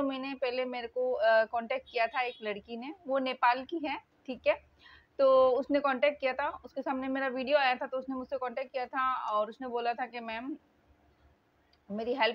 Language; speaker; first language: Hindi; native; Hindi